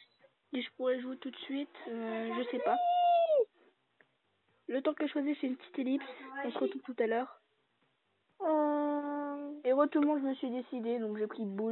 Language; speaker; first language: French; native; French